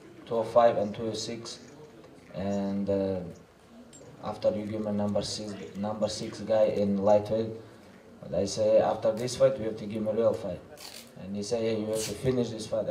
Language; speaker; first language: English; non-native, learner; Russian